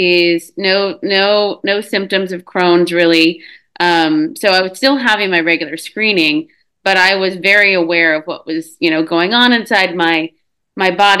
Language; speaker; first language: English; native; English